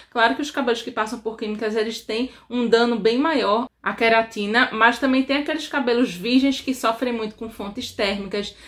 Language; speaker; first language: Portuguese; native; Portuguese